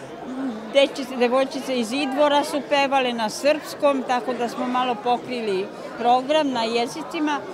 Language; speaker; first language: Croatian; non-native, local second language; Romanian